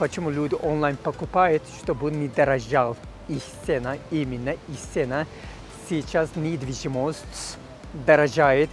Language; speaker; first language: Russian; non-native, fluent; Turkish